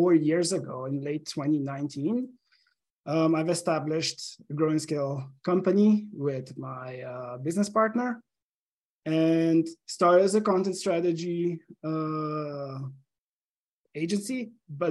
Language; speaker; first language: English; non-native, fluent; Slovenian